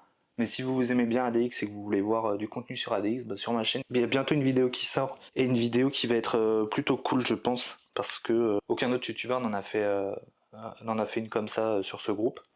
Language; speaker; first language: French; native; French